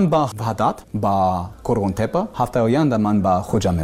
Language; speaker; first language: Persian; non-native, learner; English